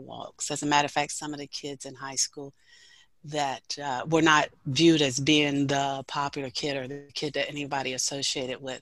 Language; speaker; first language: English; native; English